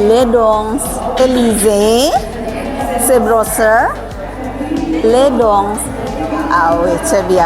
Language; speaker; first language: French; non-native, learner; Indonesian